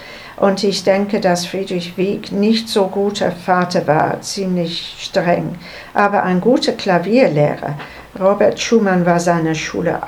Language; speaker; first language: German; non-native, learner; English